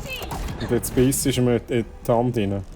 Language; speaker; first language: German; native; German